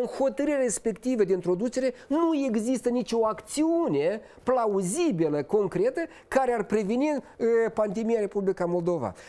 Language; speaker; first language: Romanian; native; Romanian